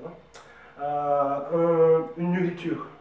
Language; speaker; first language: French; non-native, learner; Portuguese